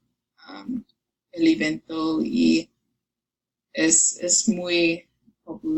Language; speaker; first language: Spanish; non-native, learner; English